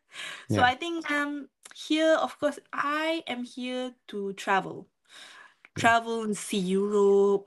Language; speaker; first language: English; non-native, local second language; Malay